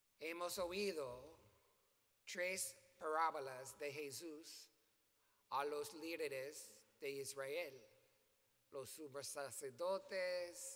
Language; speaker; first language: Spanish; non-native, learner; English